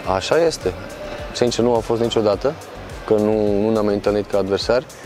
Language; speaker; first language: Romanian; non-native, fluent; Croatian